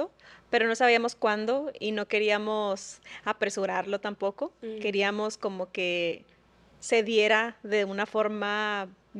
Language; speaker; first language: Spanish; native; Spanish